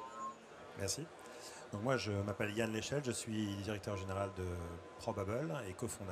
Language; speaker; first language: French; native; French